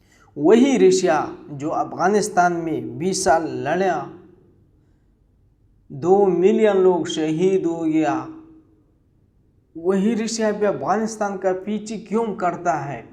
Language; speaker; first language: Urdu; non-native, local second language; Pashto